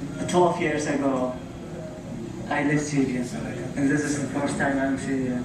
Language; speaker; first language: English; non-native, learner; Arabic